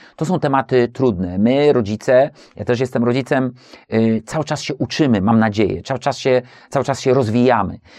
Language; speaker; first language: Polish; native; Polish